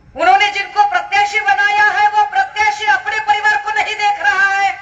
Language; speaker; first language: Hindi; non-native, local second language; Marathi